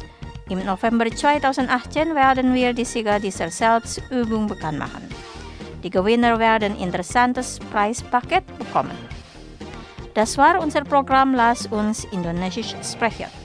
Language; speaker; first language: German; non-native, fluent; Indonesian